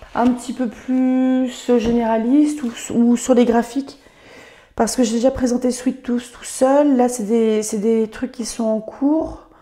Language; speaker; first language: French; native; French